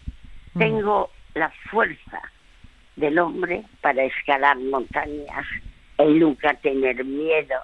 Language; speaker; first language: Spanish; early bilingual, other home language; French